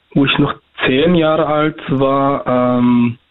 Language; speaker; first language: German; non-native, fluent; Arabic